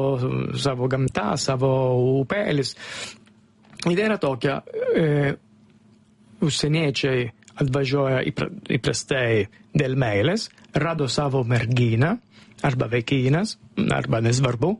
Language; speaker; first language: Lithuanian; non-native, fluent; Italian